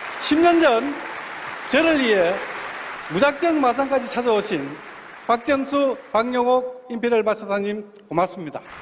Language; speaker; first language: Korean; native; Korean